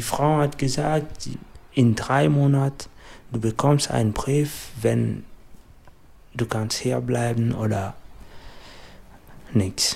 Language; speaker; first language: German; non-native, learner; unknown